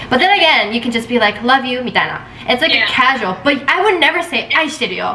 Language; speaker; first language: English; early bilingual, heritage; English